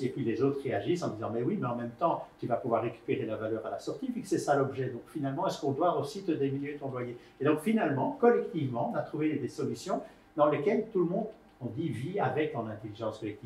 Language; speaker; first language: French; native; French